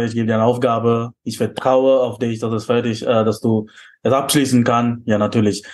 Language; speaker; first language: German; non-native, fluent; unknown